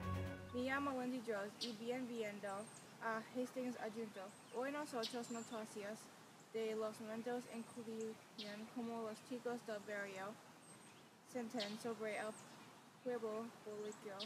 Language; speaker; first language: Spanish; non-native, learner; English